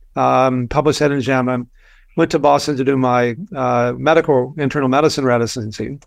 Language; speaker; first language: English; native; English